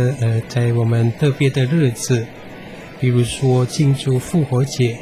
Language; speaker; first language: Chinese; non-native, fluent; Indonesian